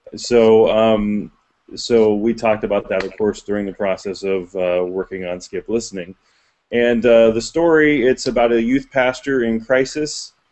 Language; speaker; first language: English; native; English